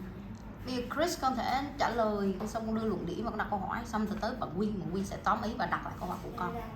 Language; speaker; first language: Vietnamese; native; Vietnamese